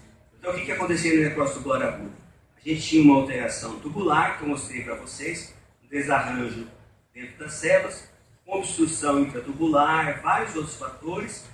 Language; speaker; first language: Portuguese; native; Portuguese